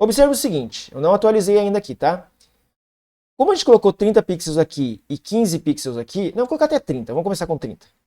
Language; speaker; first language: Portuguese; native; Portuguese